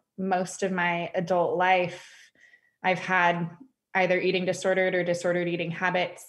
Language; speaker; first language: English; native; English